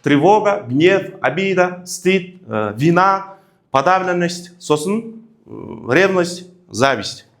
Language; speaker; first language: Russian; non-native, local second language; Kazakh